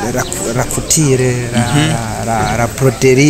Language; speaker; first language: French; non-native, learner; Rundi